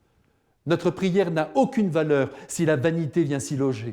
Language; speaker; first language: French; native; French